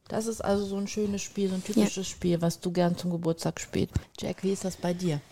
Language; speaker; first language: German; native; German